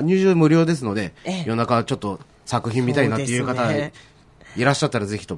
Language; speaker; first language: Japanese; native; Japanese